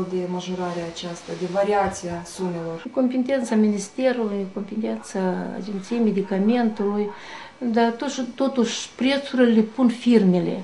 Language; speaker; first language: Romanian; native; Romanian